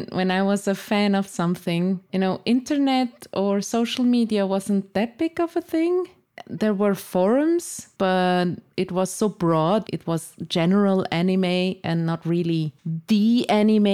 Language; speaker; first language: English; non-native, fluent; Swiss German